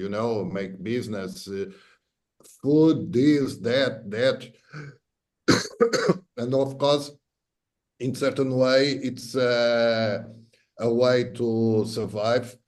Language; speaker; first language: English; non-native, fluent; Portuguese